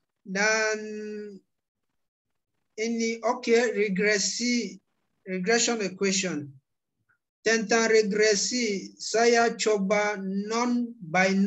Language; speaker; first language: Indonesian; non-native, learner; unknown